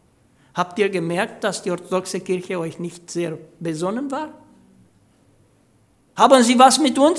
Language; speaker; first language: German; non-native, fluent; Romanian